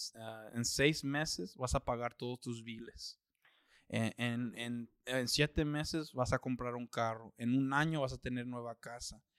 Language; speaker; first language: Spanish; early bilingual, heritage; Spanish